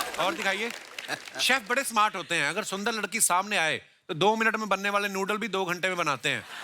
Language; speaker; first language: Hindi; non-native, local second language; Punjabi